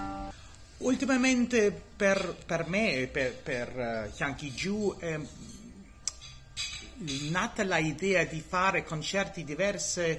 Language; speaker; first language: Italian; non-native, learner; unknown